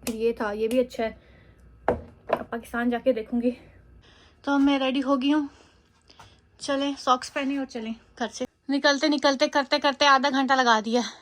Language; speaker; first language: Urdu; native; Urdu